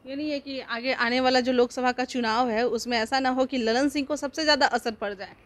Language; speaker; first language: Hindi; native; Hindi